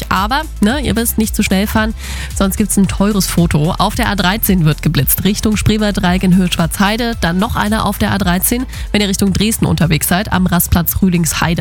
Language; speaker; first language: German; native; German